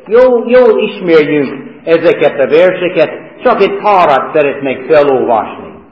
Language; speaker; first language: Hungarian; non-native, fluent; English